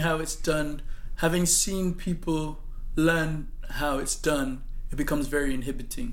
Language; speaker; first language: English; non-native, local second language; Yoruba